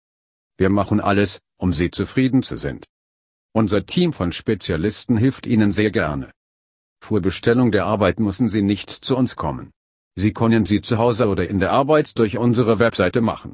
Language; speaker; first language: German; non-native, learner; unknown